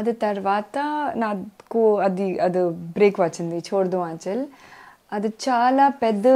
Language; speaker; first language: Telugu; non-native, learner; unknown